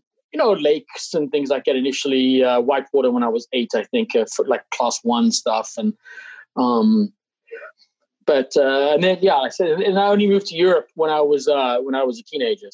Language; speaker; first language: English; native; English